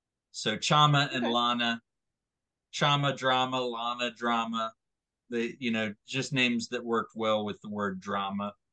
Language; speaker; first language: English; native; English